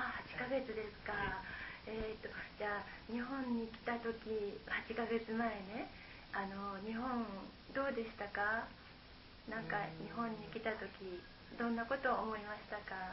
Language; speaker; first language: Japanese; native; Japanese